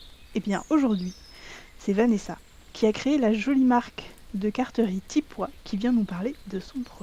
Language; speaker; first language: French; native; French